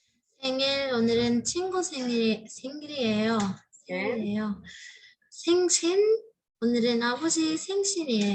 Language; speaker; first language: Korean; non-native, learner; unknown